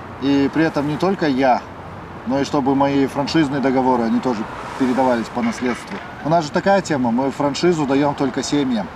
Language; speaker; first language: Russian; native; Russian